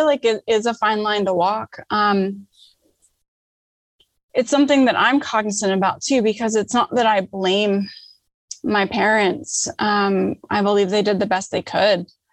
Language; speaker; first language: English; native; English